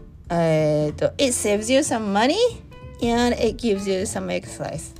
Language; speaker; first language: English; non-native, learner; Japanese